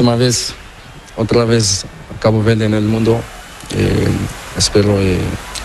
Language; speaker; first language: Spanish; non-native, learner; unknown